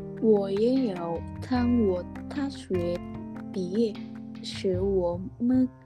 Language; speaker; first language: Chinese; non-native, learner; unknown